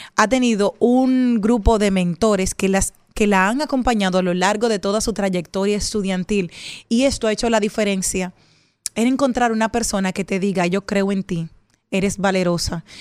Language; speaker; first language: Spanish; native; Spanish